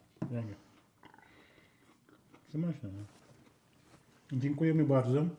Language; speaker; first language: Polish; non-native, learner; Turkish